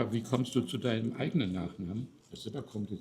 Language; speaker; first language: German; native; German